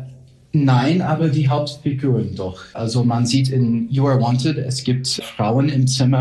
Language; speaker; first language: German; non-native, fluent; English